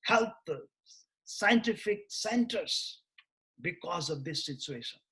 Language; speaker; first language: English; non-native, local second language; Nepali